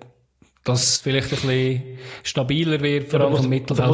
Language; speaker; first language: German; native; German